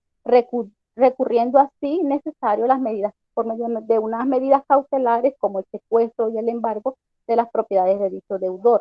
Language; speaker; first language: Spanish; native; Spanish